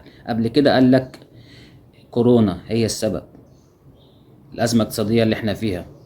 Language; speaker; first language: Arabic; native; Arabic